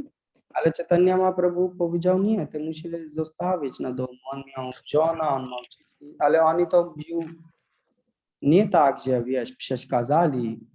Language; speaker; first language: Polish; non-native, learner; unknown